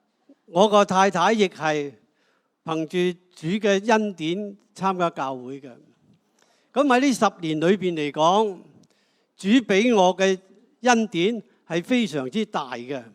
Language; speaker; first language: Cantonese; native; Cantonese